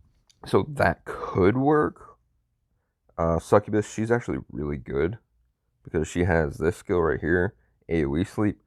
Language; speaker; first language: English; native; English